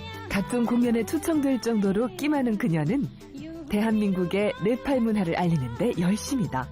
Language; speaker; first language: Korean; native; Korean